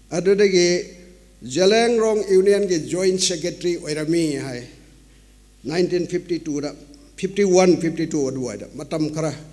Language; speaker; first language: Manipuri; non-native, local second language; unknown